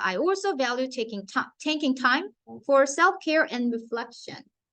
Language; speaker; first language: English; non-native, fluent; Korean